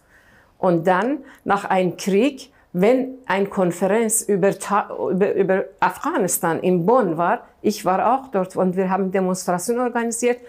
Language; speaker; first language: German; non-native, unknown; Persian